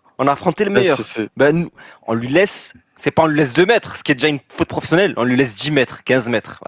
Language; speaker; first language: French; native; French